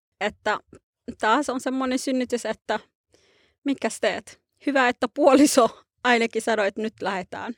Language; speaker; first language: Finnish; early bilingual, other home language; Somali